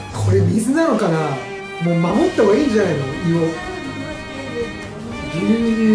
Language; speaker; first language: Japanese; native; Japanese